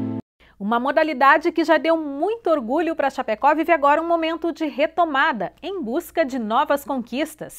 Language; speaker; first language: Portuguese; native; Portuguese